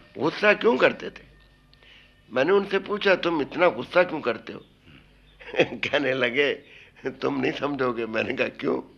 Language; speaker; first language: Hindi; native; Hindi